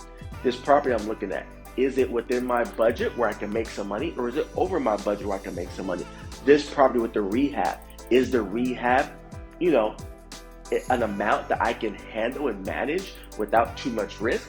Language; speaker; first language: English; native; English